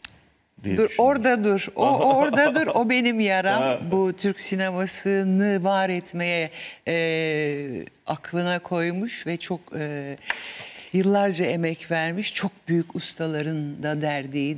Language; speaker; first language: Turkish; native; Turkish